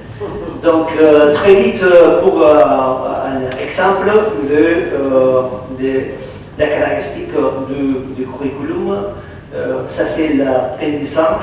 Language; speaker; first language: French; non-native, fluent; Catalan